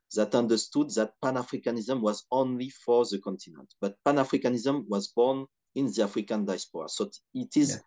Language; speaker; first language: English; non-native, fluent; French